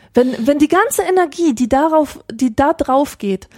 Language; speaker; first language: German; native; German